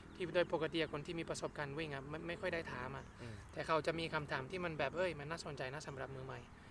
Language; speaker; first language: Thai; non-native, fluent; Spanish